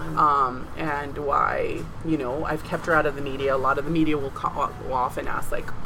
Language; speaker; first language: English; native; English